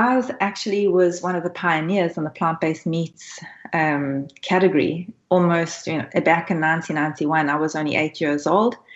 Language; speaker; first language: English; native; English